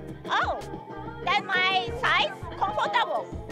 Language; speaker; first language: English; non-native, learner; Spanish